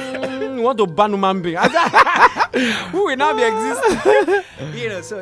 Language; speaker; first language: English; non-native, local second language; Yoruba